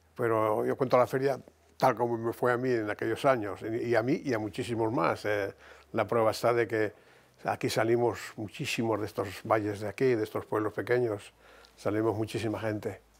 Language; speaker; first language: Spanish; native; Spanish